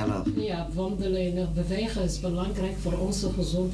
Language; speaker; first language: Dutch; non-native, learner; Arabic